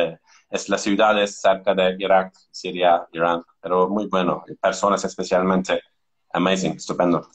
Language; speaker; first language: Spanish; non-native, learner; Turkish